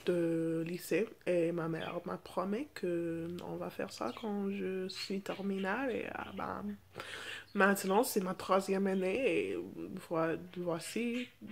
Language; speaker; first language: French; non-native, fluent; English